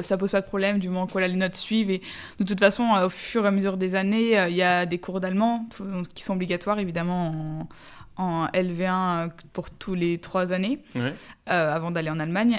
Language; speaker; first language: French; native; French